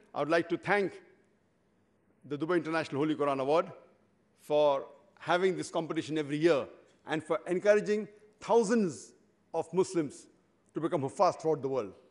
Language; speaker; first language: English; non-native, local second language; Urdu